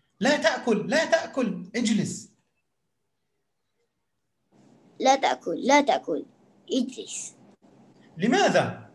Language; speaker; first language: Arabic; non-native, learner; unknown